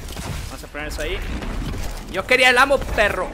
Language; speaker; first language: Spanish; native; Spanish